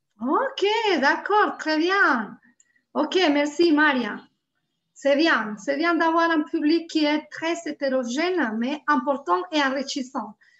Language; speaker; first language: French; non-native, fluent; Spanish